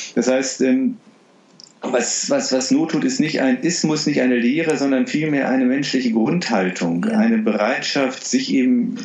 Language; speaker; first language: German; native; German